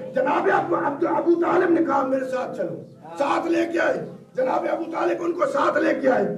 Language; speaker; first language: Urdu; non-native, local second language; Punjabi